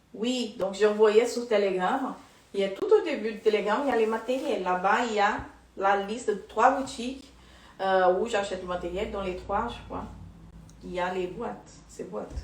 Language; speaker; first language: French; non-native, fluent; Portuguese